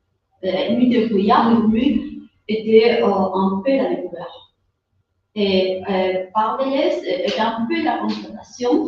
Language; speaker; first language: French; non-native, fluent; Spanish